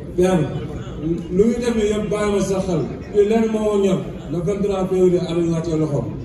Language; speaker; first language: Wolof; native; Wolof